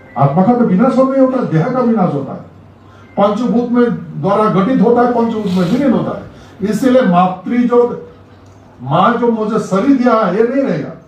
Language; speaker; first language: Hindi; non-native, local second language; Rangpuri